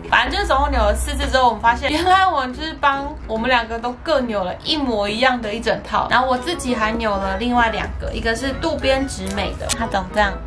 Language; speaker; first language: Chinese; native; Chinese